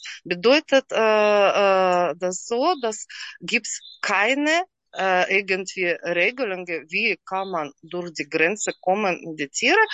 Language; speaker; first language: German; non-native, learner; Russian